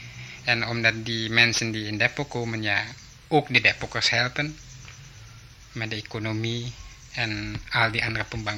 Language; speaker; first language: Dutch; early bilingual, heritage; Dutch